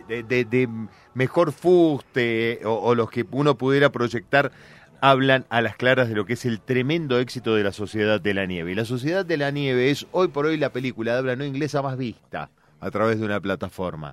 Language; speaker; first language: Spanish; native; Spanish